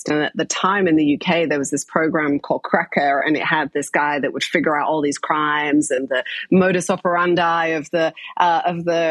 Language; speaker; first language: English; native; English